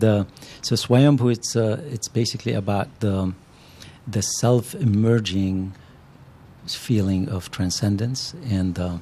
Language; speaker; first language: English; non-native, fluent; Arabic